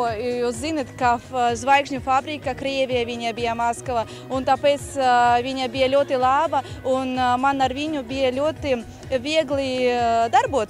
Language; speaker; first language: Latvian; non-native, local second language; Russian